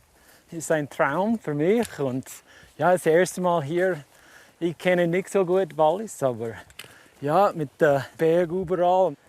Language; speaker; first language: German; non-native, learner; English